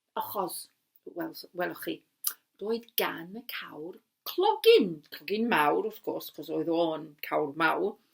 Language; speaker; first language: Welsh; non-native, local second language; English